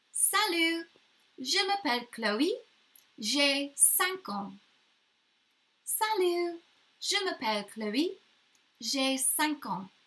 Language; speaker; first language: French; non-native, learner; English